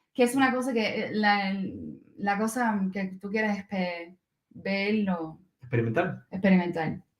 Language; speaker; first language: Spanish; non-native, learner; English